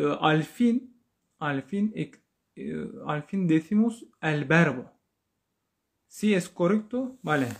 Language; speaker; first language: Spanish; non-native, learner; Turkish